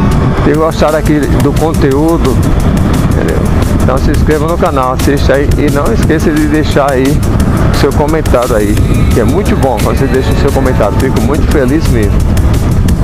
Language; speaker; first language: Portuguese; native; Portuguese